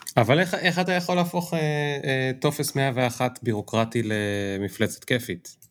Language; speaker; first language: Hebrew; native; Hebrew